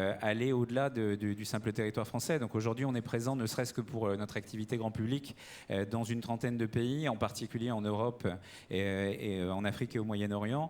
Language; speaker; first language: French; native; French